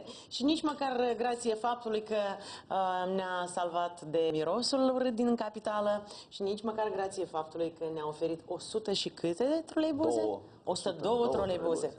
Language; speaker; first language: Romanian; native; Romanian